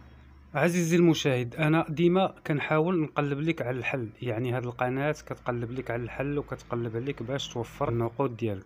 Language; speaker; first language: Arabic; native; Arabic